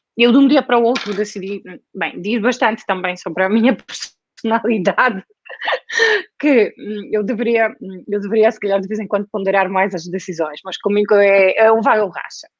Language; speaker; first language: Portuguese; non-native, fluent; Polish